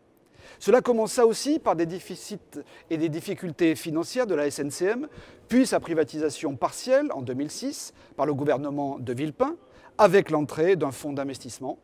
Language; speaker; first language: French; native; French